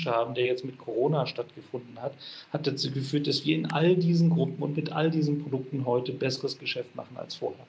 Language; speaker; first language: German; native; German